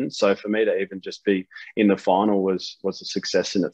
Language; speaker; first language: English; native; English